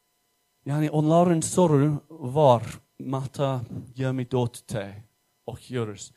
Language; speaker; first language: Turkish; non-native, fluent; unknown